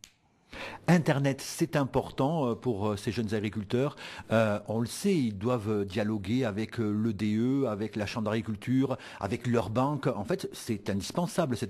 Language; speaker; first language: French; native; French